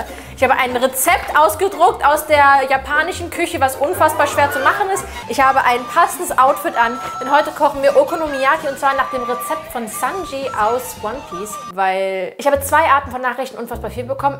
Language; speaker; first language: German; native; German